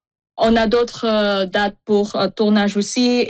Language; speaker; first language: French; non-native, fluent; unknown